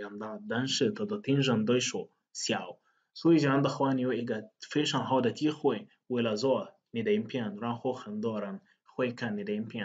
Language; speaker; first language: Chinese; non-native, fluent; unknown